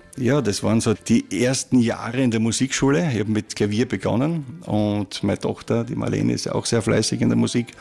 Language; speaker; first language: German; native; German